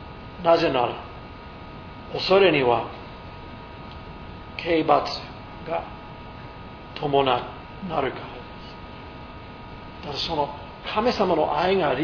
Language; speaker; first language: Japanese; non-native, fluent; English